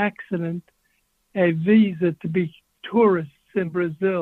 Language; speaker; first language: English; native; English